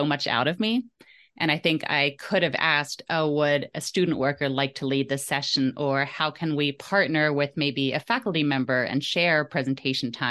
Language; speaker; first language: English; early bilingual, other home language; German